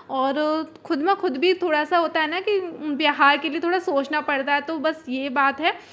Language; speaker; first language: Hindi; native; Hindi